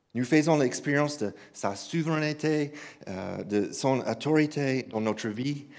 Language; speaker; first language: French; non-native, fluent; English